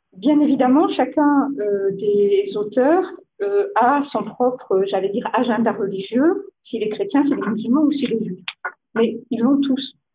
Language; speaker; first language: French; native; French